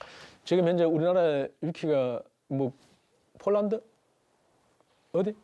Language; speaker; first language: Korean; native; Korean